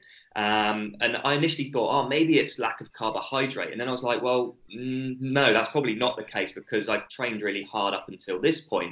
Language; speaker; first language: English; native; English